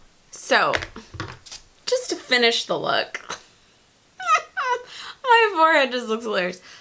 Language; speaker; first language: English; native; English